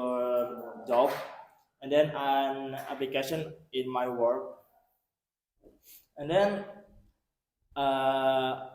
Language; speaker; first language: English; non-native, learner; Indonesian